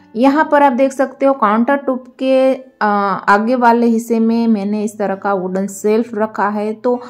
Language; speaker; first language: Hindi; non-native, local second language; Gujarati